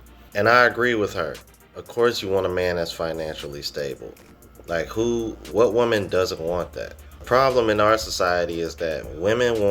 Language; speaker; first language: English; native; English